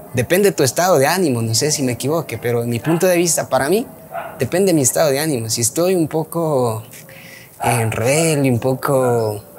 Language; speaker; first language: Spanish; native; Spanish